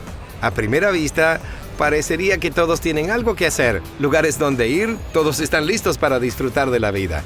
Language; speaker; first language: Spanish; native; Spanish